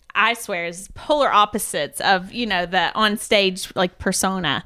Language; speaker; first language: English; native; English